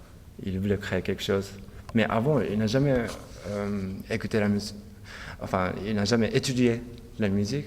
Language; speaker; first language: French; non-native, fluent; Japanese